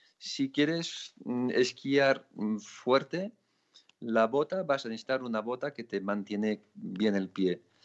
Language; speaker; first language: Spanish; non-native, fluent; French